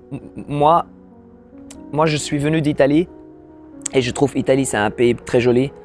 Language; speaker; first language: French; non-native, local second language; Dutch